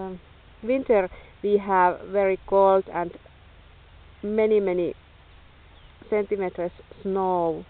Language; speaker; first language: English; non-native, learner; Finnish